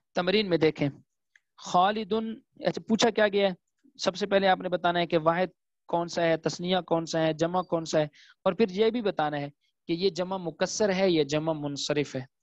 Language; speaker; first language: Urdu; native; Urdu